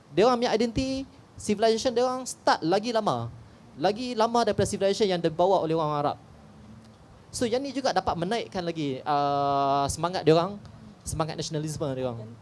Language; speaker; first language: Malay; native; Malay